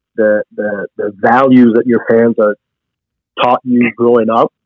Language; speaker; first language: English; native; English